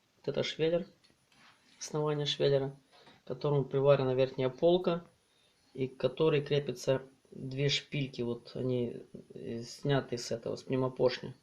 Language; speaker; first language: Russian; non-native, local second language; Ukrainian